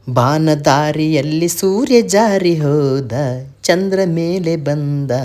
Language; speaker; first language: Kannada; non-native, local second language; Tulu